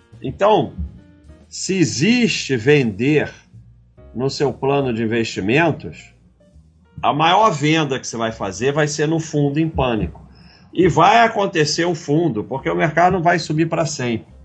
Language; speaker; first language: Portuguese; native; Portuguese